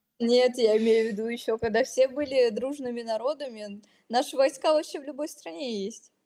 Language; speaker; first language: Russian; native; Russian